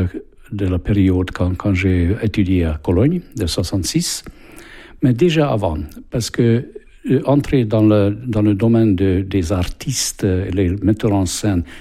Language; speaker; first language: French; non-native, fluent; Hungarian